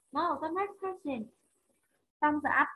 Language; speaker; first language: English; non-native, learner; Vietnamese